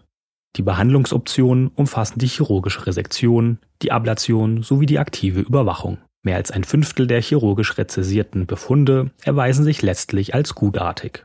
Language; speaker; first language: German; native; German